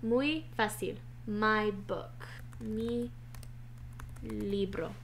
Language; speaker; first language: Spanish; non-native, learner; English